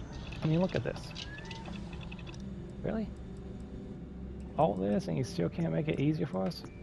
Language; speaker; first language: English; native; English